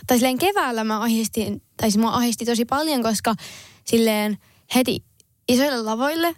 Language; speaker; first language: Finnish; non-native, local second language; Swedish